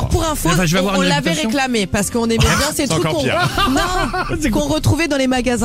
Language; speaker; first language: French; native; French